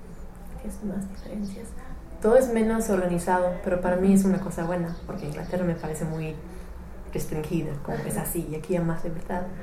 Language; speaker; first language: Spanish; non-native, fluent; English